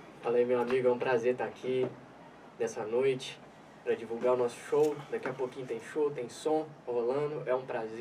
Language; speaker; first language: Portuguese; native; Portuguese